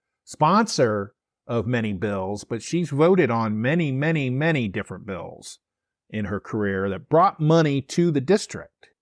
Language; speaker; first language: English; native; English